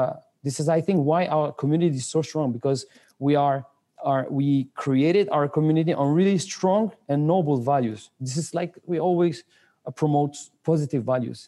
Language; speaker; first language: English; non-native, fluent; French